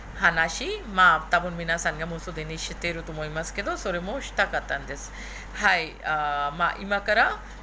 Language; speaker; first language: Japanese; non-native, fluent; Hindi